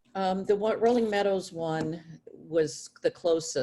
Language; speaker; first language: English; native; English